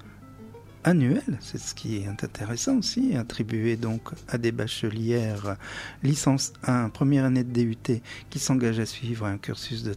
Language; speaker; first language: French; native; French